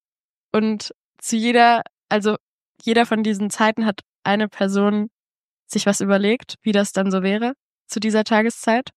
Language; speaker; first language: German; native; German